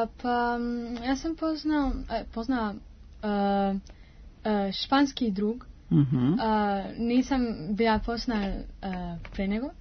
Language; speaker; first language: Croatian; early bilingual, heritage; Croatian